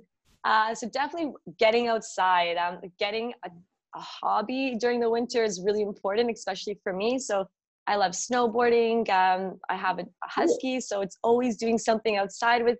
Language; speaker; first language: English; native; English